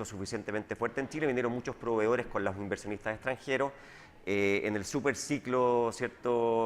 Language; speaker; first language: Spanish; native; Spanish